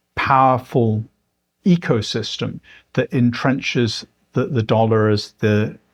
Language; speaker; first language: English; native; English